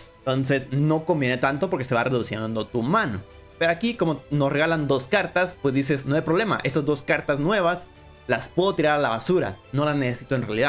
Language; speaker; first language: Spanish; native; Spanish